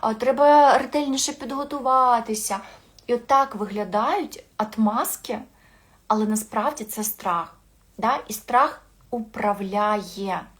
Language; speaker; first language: Ukrainian; non-native, local second language; Russian